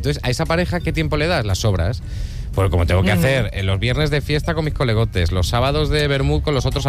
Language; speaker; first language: Spanish; native; Spanish